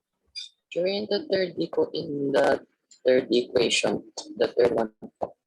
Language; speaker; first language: English; non-native, local second language; Filipino